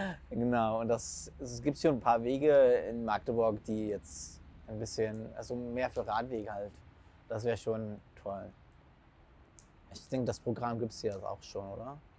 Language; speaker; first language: German; non-native, fluent; Arabic